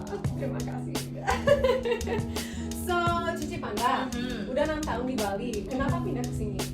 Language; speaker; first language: Indonesian; non-native, fluent; English